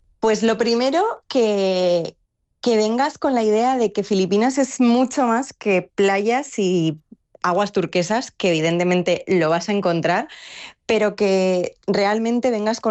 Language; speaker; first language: Spanish; native; Spanish